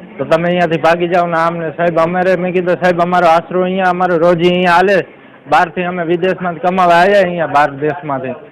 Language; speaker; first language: Gujarati; native; Gujarati